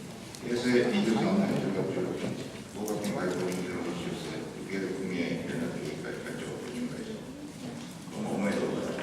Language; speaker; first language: Japanese; native; Japanese